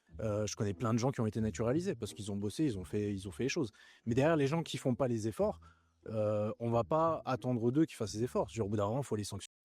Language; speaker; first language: French; native; French